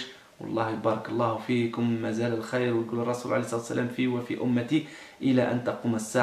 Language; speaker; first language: Arabic; native; Arabic